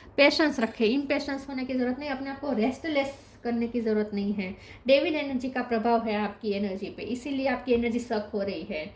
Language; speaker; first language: Hindi; non-native, local second language; Gujarati